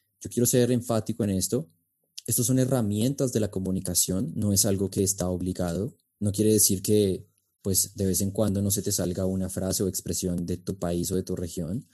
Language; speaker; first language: Spanish; native; Spanish